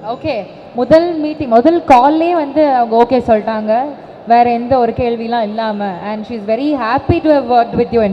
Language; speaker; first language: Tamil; native; Tamil